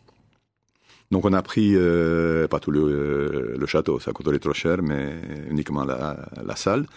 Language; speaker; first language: French; non-native, fluent; Romanian